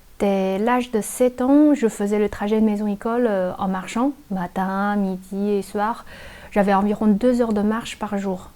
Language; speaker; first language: French; non-native, fluent; Chinese